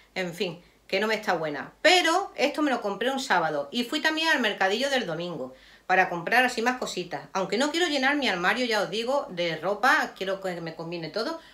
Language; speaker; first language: Spanish; native; Spanish